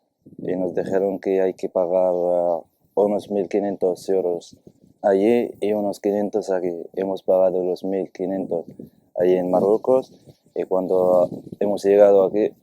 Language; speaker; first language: Spanish; non-native, fluent; Arabic